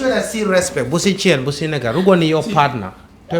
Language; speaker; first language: Chinese; non-native, learner; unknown